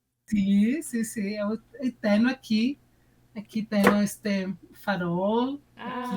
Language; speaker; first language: Portuguese; non-native, fluent; Spanish